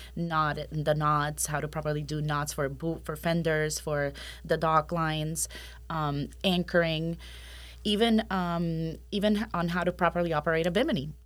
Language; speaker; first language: English; non-native, fluent; Spanish